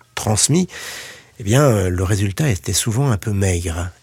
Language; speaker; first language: French; native; French